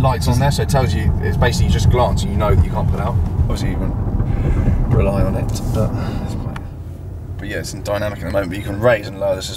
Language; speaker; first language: English; native; English